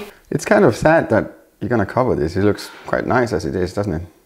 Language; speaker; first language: English; non-native, fluent; German